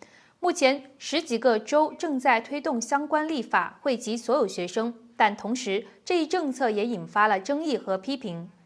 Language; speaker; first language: Chinese; native; Chinese